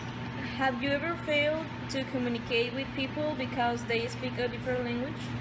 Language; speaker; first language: English; non-native, learner; Spanish